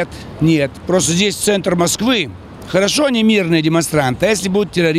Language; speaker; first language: Russian; native; Russian